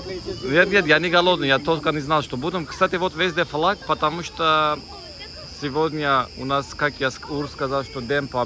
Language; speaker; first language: Russian; non-native, learner; Turkish